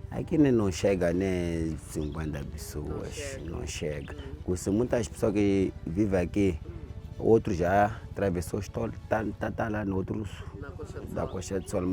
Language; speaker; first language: Portuguese; non-native, local second language; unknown